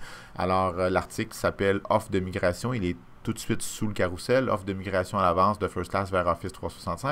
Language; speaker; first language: French; native; French